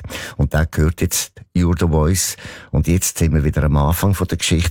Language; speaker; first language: German; native; German